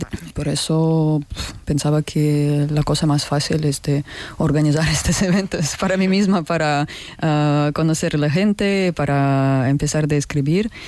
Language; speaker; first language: Spanish; non-native, learner; Russian